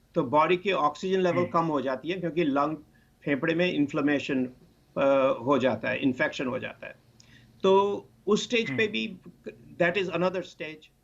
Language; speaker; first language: Hindi; non-native, local second language; Bangla